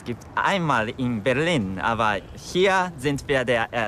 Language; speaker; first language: German; non-native, fluent; Japanese